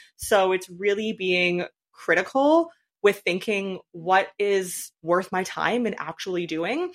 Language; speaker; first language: English; native; English